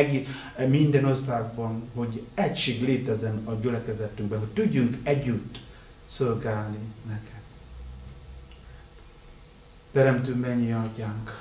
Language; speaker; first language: Hungarian; non-native, learner; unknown